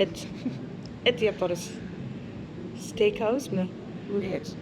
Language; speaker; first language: Turkish; non-native, learner; Dutch